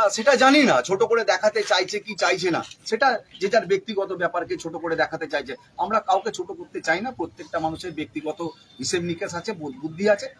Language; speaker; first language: Bangla; non-native, local second language; Santali